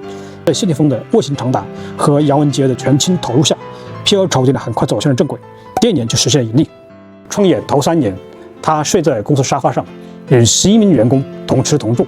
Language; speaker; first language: Chinese; native; Chinese